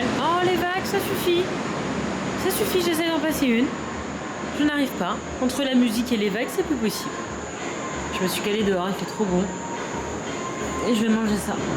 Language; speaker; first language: French; native; French